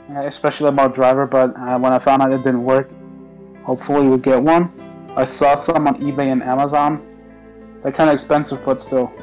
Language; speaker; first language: English; non-native, fluent; German